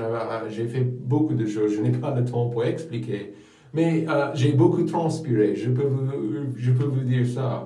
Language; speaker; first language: French; non-native, fluent; English